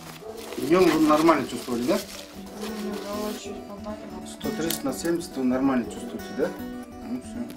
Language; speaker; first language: Russian; non-native, local second language; Kyrgyz